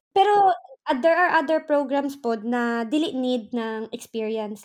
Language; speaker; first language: English; non-native, local second language; Surigaonon